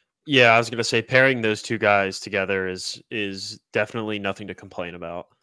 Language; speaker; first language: English; native; English